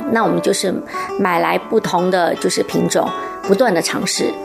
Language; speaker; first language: Chinese; native; Chinese